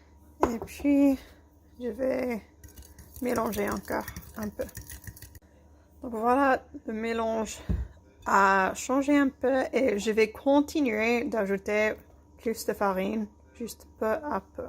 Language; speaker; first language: French; non-native, fluent; English